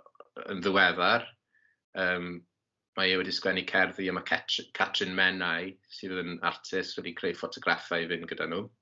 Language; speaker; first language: Welsh; native; Welsh